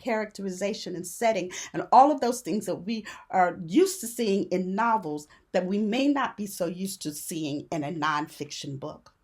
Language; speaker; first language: English; native; English